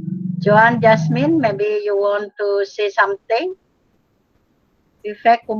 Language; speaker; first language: English; non-native, fluent; Indonesian